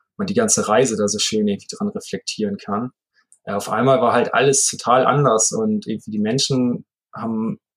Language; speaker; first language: German; native; German